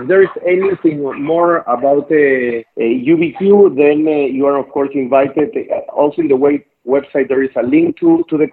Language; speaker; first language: English; non-native, fluent; Spanish